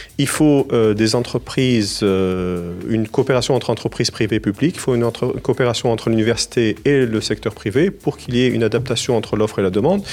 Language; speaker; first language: French; non-native, local second language; Arabic